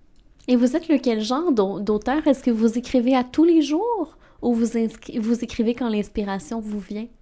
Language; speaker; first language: French; native; French